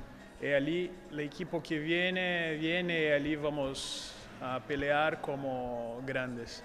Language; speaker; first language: Spanish; non-native, learner; Portuguese